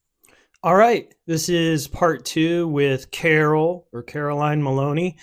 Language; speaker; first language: English; native; English